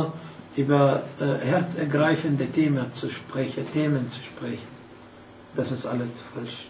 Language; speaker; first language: German; non-native, fluent; Arabic